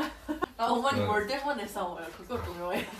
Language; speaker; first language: Korean; non-native, learner; Chinese